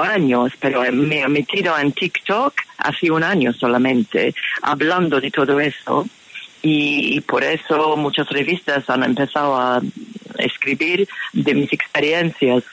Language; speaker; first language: Spanish; non-native, fluent; English